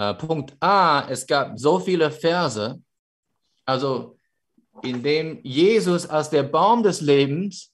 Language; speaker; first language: German; non-native, fluent; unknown